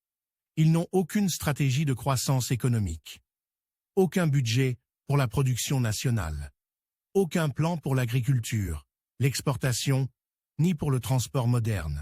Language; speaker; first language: French; non-native, local second language; Haitian Creole